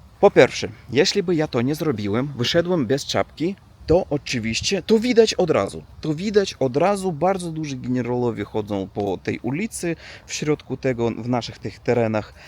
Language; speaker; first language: Polish; non-native, learner; Russian